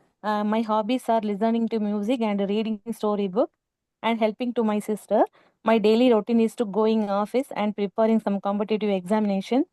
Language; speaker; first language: English; non-native, learner; Tamil